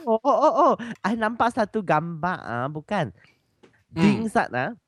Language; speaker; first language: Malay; non-native, local second language; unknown